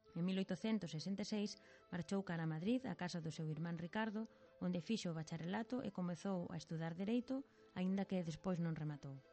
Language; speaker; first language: Galician; native; Galician